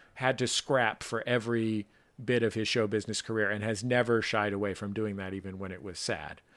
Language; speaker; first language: English; native; English